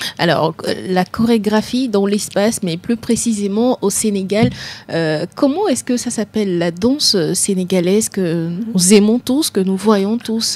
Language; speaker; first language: French; non-native, local second language; Ewe